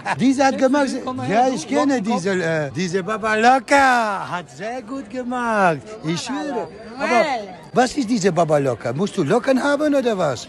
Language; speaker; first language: German; non-native, learner; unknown